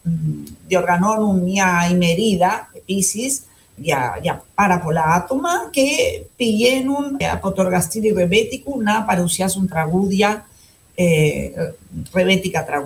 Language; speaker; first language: Greek; non-native, fluent; Spanish